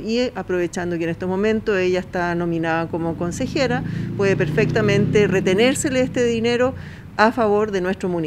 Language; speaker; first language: Spanish; native; Spanish